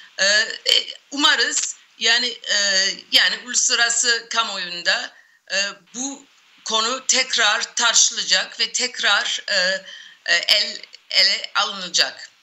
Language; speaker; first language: Turkish; non-native, fluent; English